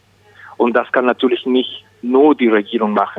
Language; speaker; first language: German; non-native, learner; Spanish